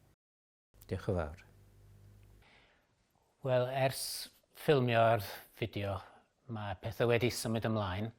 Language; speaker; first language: Welsh; native; Welsh